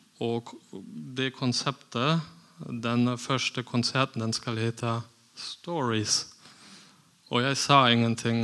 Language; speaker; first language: Norwegian; non-native, fluent; German